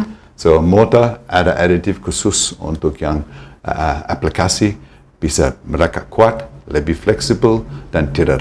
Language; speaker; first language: Indonesian; non-native, fluent; English